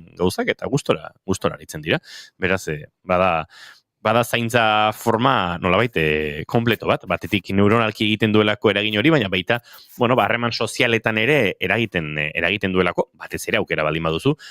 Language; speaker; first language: Basque; non-native, local second language; Spanish